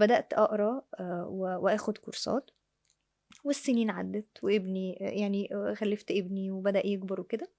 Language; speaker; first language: Arabic; native; Arabic